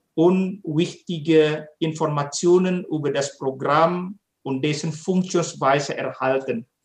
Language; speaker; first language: German; non-native, fluent; Indonesian